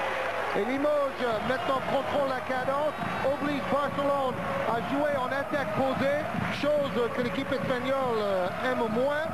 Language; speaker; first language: French; native; French